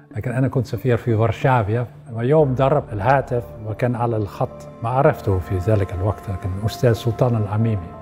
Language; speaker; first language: Arabic; non-native, fluent; Dutch